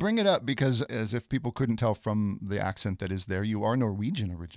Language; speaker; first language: English; native; English